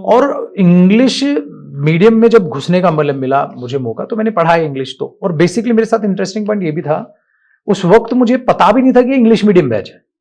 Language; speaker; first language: Hindi; native; Hindi